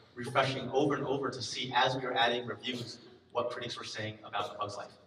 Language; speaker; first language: English; native; English